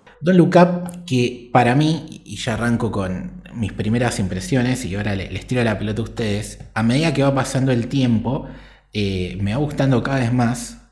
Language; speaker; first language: Spanish; native; Spanish